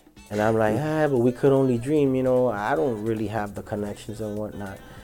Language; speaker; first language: English; early bilingual, other home language; Spanish